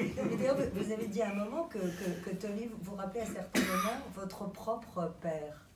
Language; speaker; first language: French; native; French